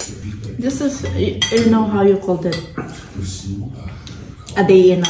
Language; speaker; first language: English; non-native, local second language; Filipino